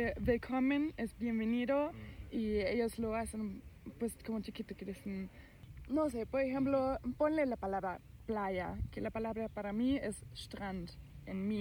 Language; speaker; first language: Spanish; non-native, fluent; German